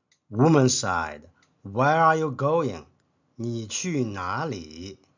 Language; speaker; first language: English; non-native, fluent; Chinese